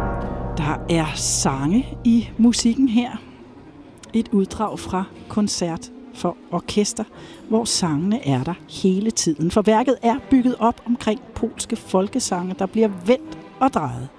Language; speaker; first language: Danish; native; Danish